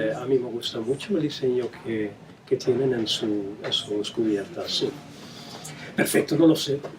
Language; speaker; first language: Spanish; non-native, fluent; Dutch